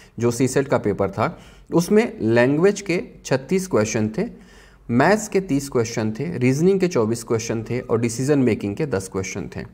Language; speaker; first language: Hindi; native; Hindi